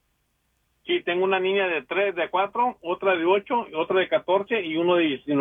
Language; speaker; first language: Spanish; early bilingual, heritage; Spanish